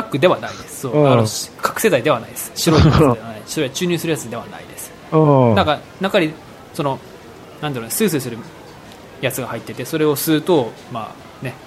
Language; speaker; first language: Japanese; native; Japanese